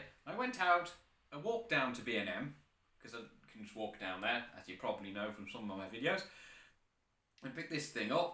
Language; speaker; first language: English; native; English